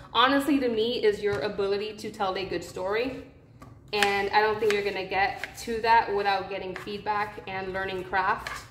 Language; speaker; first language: English; native; English